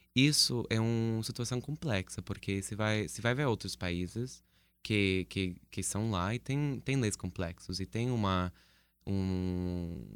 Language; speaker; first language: Portuguese; non-native, fluent; English